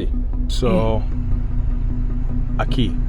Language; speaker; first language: Spanish; non-native, learner; English